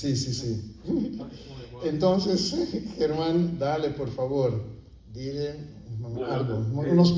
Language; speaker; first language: Spanish; non-native, fluent; Papiamento